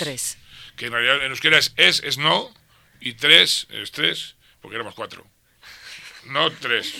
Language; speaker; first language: Spanish; native; Spanish